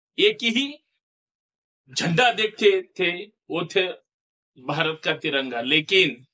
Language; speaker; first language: Hindi; non-native, local second language; Marathi